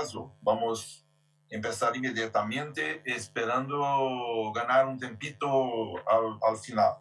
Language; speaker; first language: Spanish; non-native, fluent; Portuguese